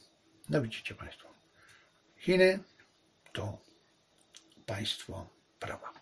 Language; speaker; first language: Polish; native; Polish